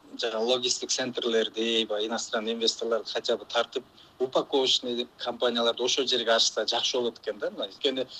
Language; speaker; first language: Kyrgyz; native; Kyrgyz